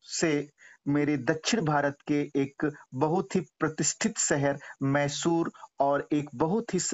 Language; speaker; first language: Hindi; native; Hindi